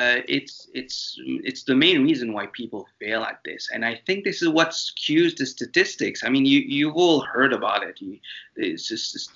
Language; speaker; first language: English; non-native, fluent; French